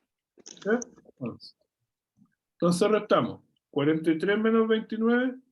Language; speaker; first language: Spanish; native; Spanish